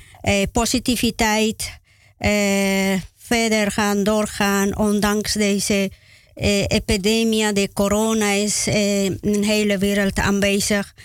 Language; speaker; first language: Dutch; non-native, learner; Spanish